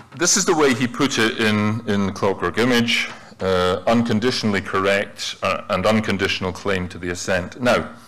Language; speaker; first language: English; native; English